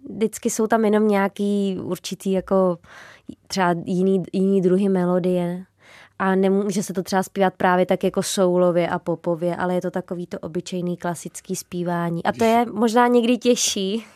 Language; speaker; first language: Czech; native; Czech